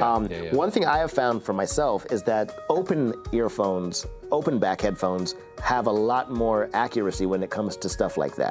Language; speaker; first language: English; native; English